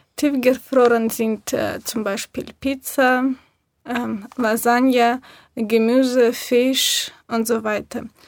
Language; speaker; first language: German; non-native, learner; Russian